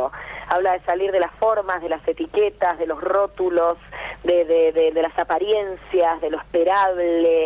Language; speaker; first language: Spanish; native; Spanish